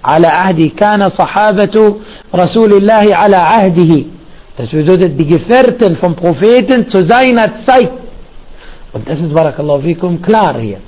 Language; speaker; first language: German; non-native, fluent; Arabic